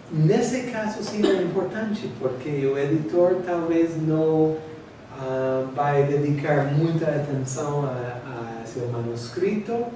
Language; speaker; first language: Portuguese; non-native, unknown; English